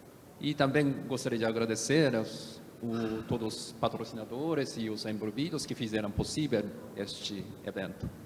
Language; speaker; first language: Portuguese; non-native, fluent; Japanese